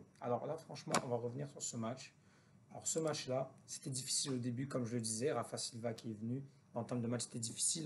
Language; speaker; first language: French; native; French